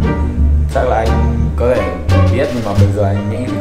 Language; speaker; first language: Vietnamese; non-native, fluent; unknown